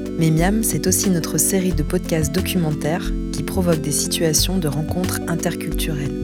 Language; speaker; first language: French; native; French